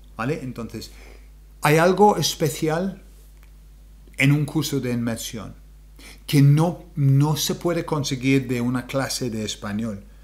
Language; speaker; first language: Spanish; non-native, fluent; English